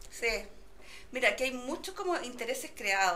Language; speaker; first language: Spanish; native; Spanish